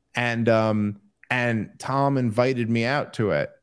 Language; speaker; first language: English; native; English